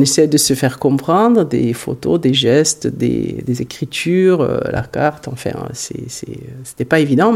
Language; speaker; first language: French; early bilingual, other home language; Hungarian